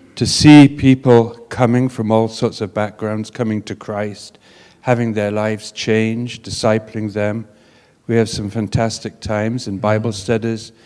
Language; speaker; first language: English; native; English